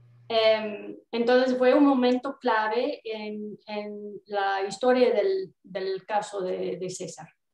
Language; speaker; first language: Spanish; non-native, fluent; English